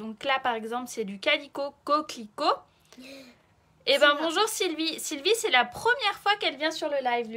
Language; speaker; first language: French; native; French